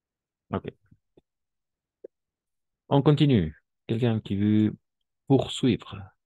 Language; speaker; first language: French; non-native, fluent; Spanish